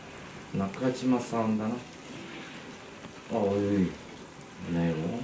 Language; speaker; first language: Japanese; native; Japanese